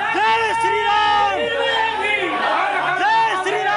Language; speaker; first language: Hindi; native; Hindi